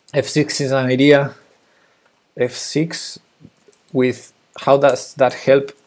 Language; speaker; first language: English; non-native, fluent; Spanish